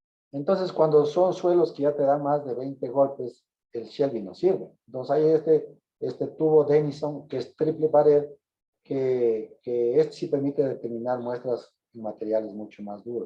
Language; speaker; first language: Spanish; native; Spanish